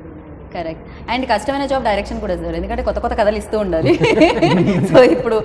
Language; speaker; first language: Telugu; native; Telugu